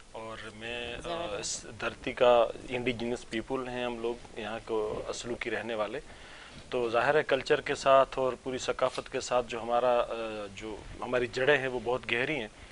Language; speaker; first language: Urdu; non-native, local second language; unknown